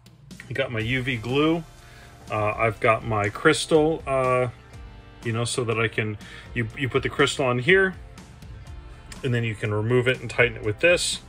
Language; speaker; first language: English; native; English